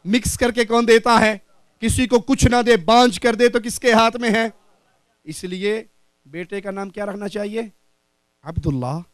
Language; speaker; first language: Urdu; non-native, local second language; Punjabi